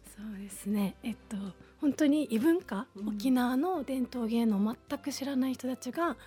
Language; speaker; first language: Japanese; native; Japanese